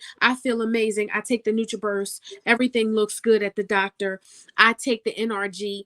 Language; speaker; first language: English; native; English